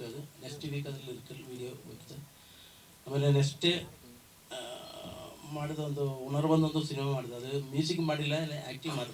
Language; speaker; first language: Kannada; non-native, learner; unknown